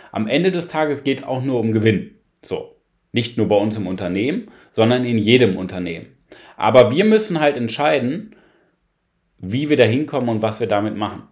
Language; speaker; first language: German; native; German